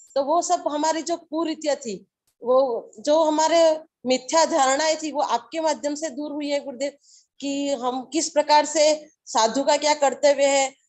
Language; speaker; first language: Hindi; native; Hindi